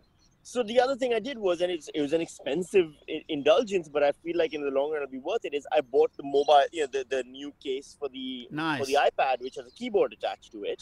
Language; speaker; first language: English; non-native, local second language; Urdu